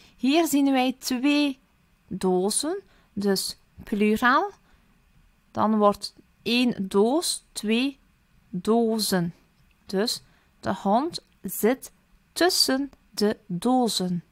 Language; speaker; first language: Dutch; early bilingual, other home language; Turkish